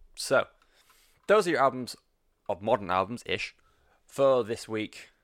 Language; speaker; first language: English; native; English